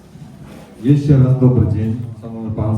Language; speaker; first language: Polish; non-native, learner; Russian